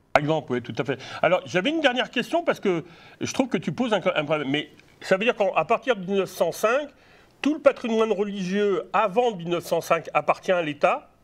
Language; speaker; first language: French; native; French